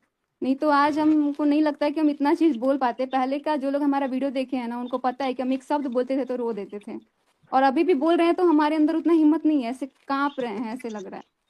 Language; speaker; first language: Hindi; native; Hindi